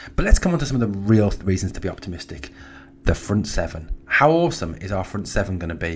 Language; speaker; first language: English; native; English